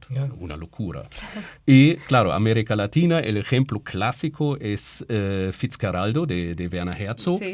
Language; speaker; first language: Spanish; non-native, fluent; German